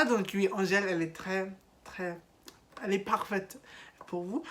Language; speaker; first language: French; non-native, learner; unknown